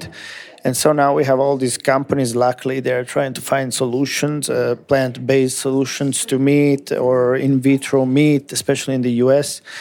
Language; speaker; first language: English; non-native, fluent; Italian